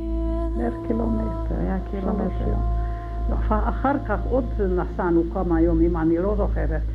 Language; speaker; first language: Hebrew; non-native, learner; Hungarian